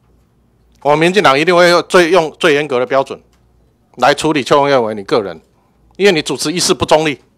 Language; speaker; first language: Chinese; native; Chinese